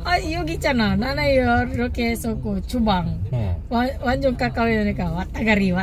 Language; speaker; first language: Korean; non-native, learner; Filipino